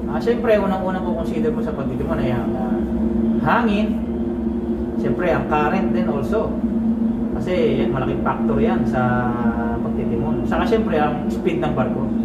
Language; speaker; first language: Filipino; native; Filipino